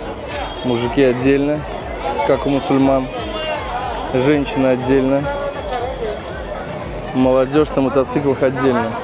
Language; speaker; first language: Russian; native; Russian